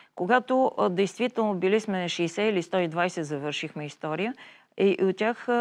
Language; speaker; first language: Bulgarian; native; Bulgarian